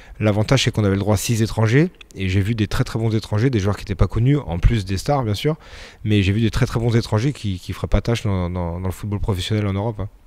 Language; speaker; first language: French; native; French